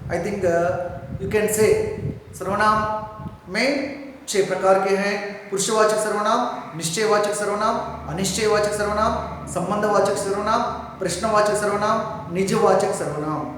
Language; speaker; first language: Hindi; non-native, local second language; Telugu